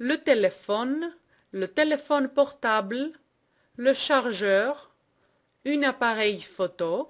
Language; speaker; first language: French; non-native, fluent; Greek